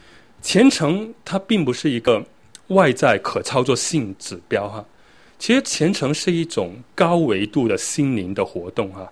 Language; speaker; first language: Chinese; native; Chinese